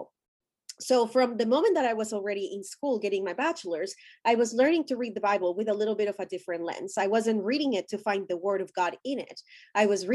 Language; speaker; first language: English; non-native, fluent; Spanish